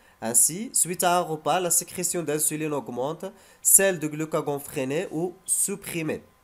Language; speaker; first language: French; non-native, local second language; Arabic